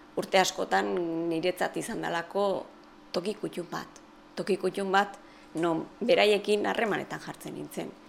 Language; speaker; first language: Basque; native; Basque